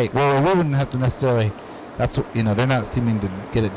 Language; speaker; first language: English; native; English